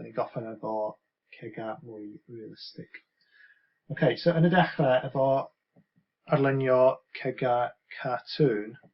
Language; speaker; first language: Welsh; non-native, local second language; English